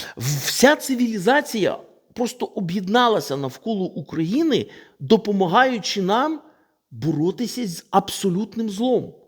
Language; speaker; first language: Ukrainian; non-native, local second language; Russian